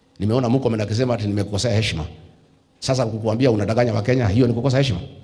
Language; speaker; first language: Swahili; non-native, local second language; Kikuyu